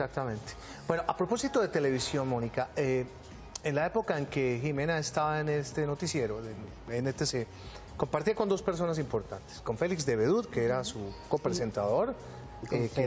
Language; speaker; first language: Spanish; native; Spanish